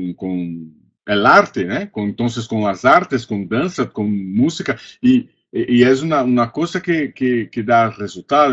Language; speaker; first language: Spanish; non-native, fluent; Portuguese